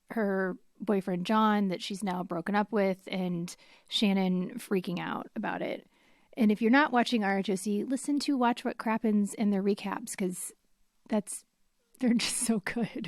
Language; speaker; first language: English; native; English